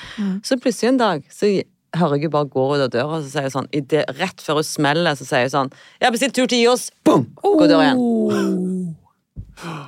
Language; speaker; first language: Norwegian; native; Norwegian